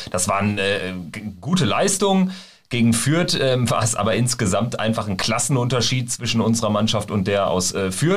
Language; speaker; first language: German; native; German